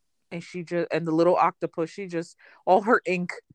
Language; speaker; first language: English; early bilingual, other home language; Spanish